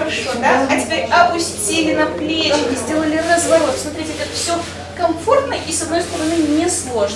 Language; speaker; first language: Russian; native; Russian